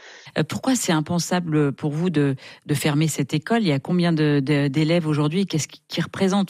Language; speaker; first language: French; native; French